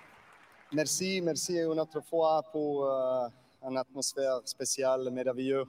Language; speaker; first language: French; non-native, learner; Serbian